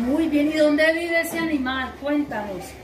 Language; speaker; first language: Spanish; native; Spanish